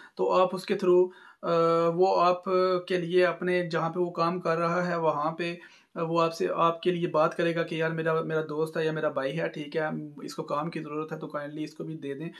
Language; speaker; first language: Urdu; non-native, local second language; Punjabi